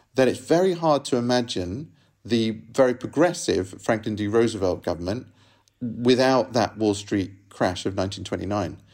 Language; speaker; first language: English; native; English